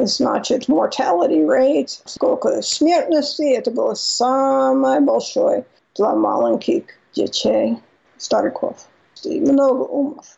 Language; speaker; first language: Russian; non-native, fluent; English